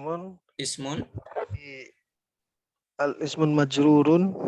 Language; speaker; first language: Arabic; non-native, learner; Indonesian